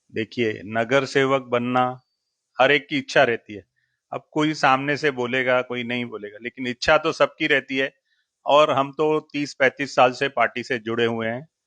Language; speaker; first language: Hindi; non-native, local second language; Sindhi